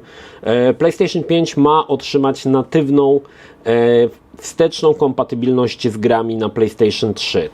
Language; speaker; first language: Polish; native; Polish